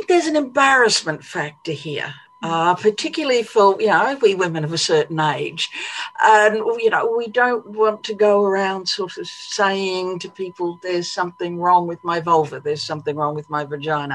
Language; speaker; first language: English; native; English